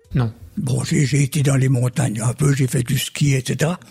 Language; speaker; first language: French; native; French